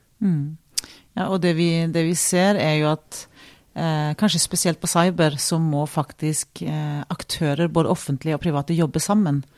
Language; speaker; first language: Norwegian; native; Norwegian